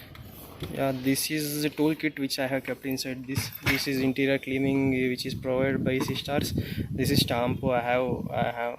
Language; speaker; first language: English; non-native, local second language; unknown